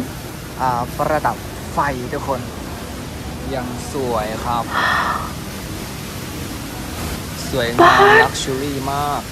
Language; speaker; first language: Thai; native; Thai